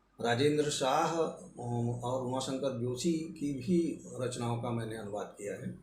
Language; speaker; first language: Hindi; native; Hindi